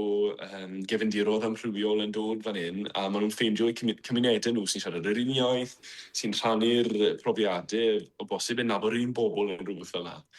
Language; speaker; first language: Welsh; non-native, fluent; English